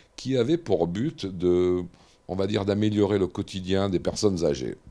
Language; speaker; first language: French; native; French